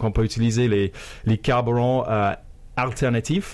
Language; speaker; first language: French; non-native, fluent; English